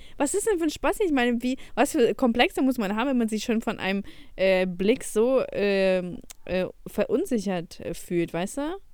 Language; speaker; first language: German; early bilingual, other home language; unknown